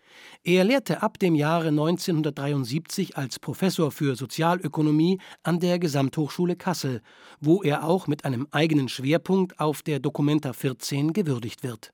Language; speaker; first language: German; native; German